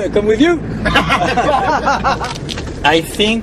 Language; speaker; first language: English; non-native, learner; French